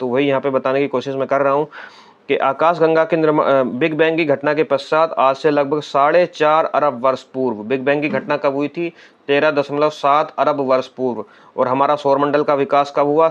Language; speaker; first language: Hindi; native; Hindi